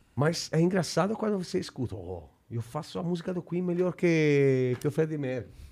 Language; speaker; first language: Portuguese; non-native, fluent; Italian